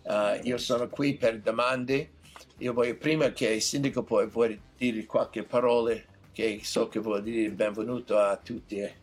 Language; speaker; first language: Italian; non-native, learner; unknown